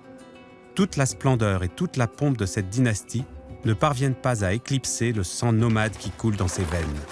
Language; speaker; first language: French; native; French